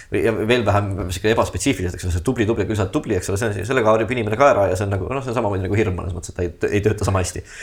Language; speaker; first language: Estonian; native; Estonian